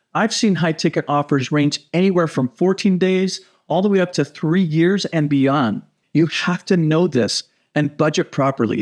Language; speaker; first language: English; native; English